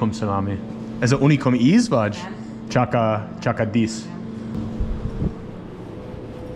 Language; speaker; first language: Hungarian; non-native, learner; English